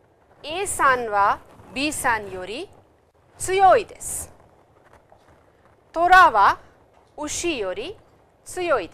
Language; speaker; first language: Japanese; non-native, fluent; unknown